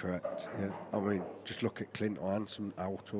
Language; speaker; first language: English; native; English